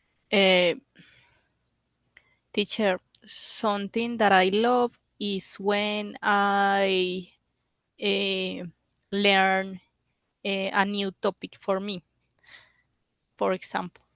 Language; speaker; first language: English; non-native, learner; Spanish